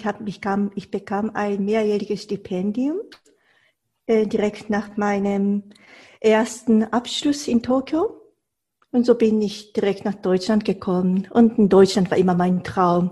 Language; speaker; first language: German; non-native, fluent; Japanese